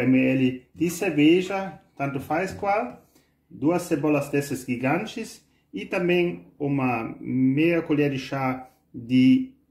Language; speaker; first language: Portuguese; non-native, fluent; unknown